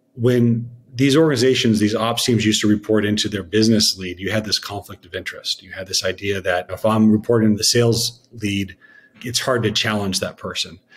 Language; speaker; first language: English; native; English